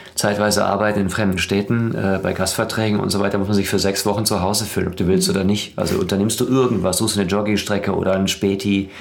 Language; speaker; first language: German; native; German